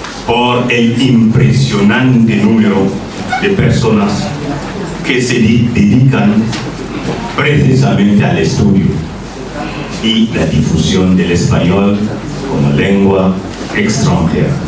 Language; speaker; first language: Spanish; non-native, fluent; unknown